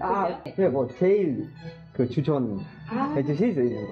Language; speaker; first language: Korean; non-native, fluent; Spanish